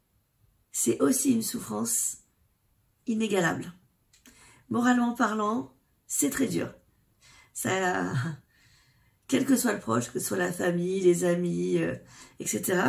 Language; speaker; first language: French; native; French